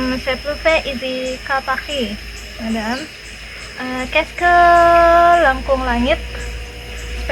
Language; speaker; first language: French; non-native, learner; Indonesian